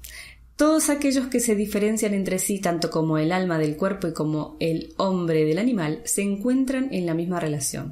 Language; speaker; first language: Spanish; native; Spanish